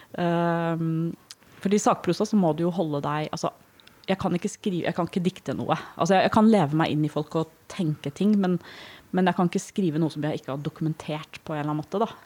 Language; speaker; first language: Norwegian; early bilingual, other home language; Danish